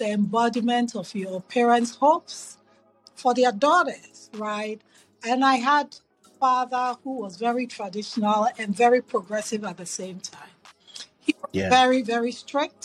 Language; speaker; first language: English; non-native, local second language; Akan